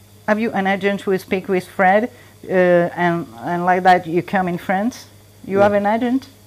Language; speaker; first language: English; non-native, learner; French